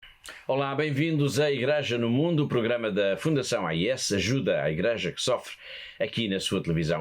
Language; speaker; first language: Portuguese; native; Portuguese